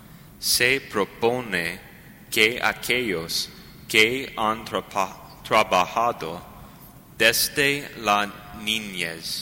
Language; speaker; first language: Spanish; non-native, learner; English